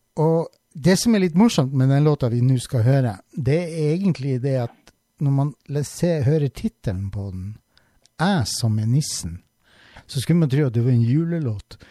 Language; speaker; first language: Norwegian; native; Norwegian